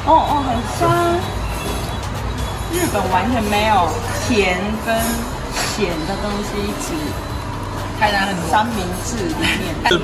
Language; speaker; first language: Chinese; non-native, learner; Japanese